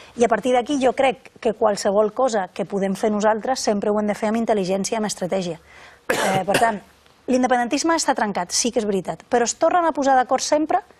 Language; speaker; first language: Catalan; non-native, local second language; Spanish